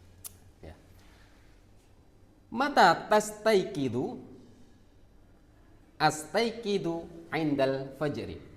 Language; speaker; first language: Arabic; non-native, fluent; Indonesian